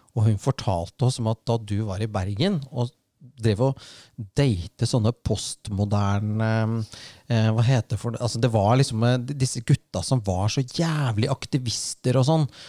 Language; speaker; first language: Norwegian; native; Norwegian